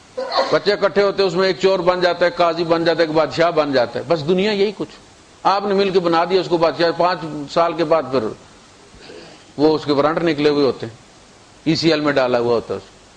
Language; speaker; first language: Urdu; non-native, local second language; Punjabi